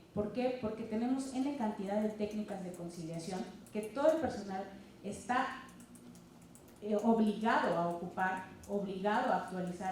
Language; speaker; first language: Spanish; native; Spanish